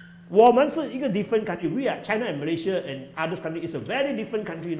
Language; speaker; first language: English; non-native, local second language; Chinese